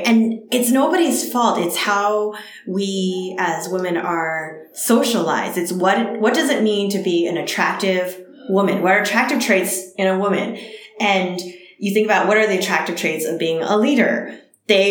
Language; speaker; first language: English; early bilingual, other home language; Cantonese